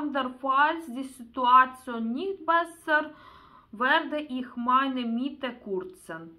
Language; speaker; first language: German; non-native, learner; Russian